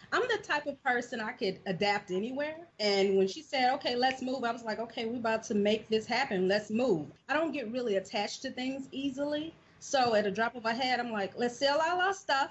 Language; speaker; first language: English; native; English